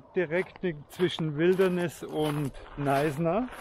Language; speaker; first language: German; native; German